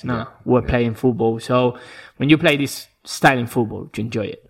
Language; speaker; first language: English; non-native, fluent; Spanish